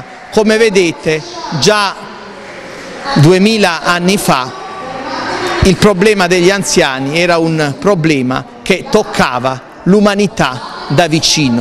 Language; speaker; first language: Italian; native; Italian